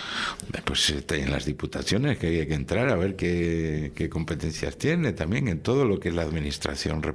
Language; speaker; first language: Spanish; native; Spanish